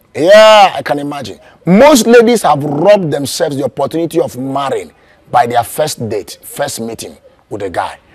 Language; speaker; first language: English; non-native, local second language; Igbo